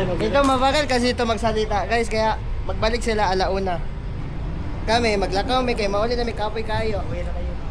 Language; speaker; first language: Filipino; non-native, local second language; Hiligaynon